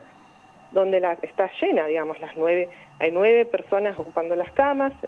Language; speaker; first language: Spanish; native; Spanish